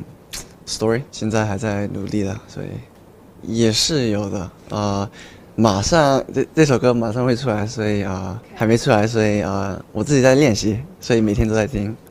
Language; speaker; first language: Chinese; early bilingual, heritage; Chinese